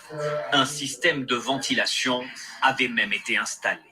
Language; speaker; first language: French; native; French